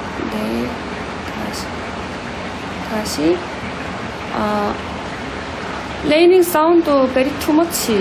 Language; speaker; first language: English; non-native, learner; Korean